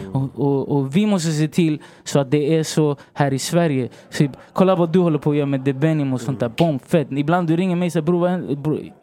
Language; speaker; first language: Swedish; early bilingual, other home language; Spanish